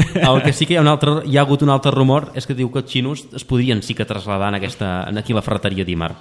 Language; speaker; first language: Catalan; native; Catalan